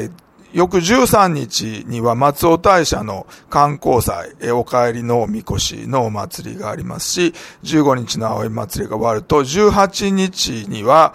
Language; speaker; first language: Japanese; native; Japanese